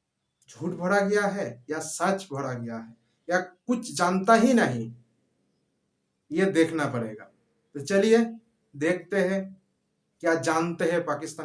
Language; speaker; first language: Hindi; non-native, local second language; Bangla